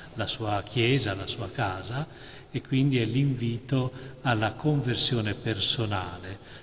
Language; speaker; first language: Italian; native; Italian